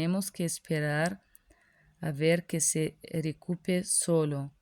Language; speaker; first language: Spanish; non-native, learner; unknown